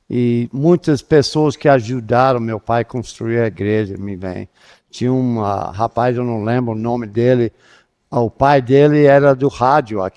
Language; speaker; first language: Portuguese; non-native, fluent; English